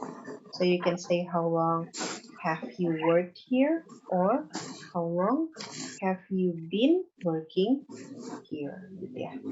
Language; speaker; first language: English; non-native, local second language; Indonesian